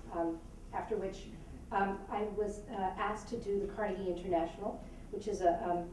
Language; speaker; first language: English; native; English